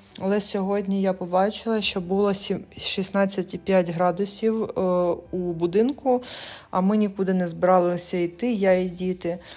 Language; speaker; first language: Ukrainian; non-native, local second language; Russian